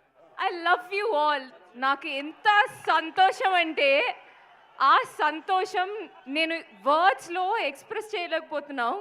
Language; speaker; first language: Telugu; non-native, fluent; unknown